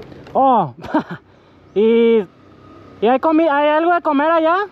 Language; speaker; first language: Spanish; non-native, learner; English